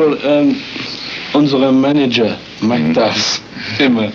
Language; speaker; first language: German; non-native, learner; English